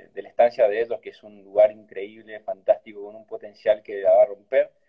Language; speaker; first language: Spanish; native; Spanish